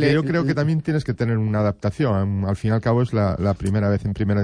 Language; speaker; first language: Spanish; native; Spanish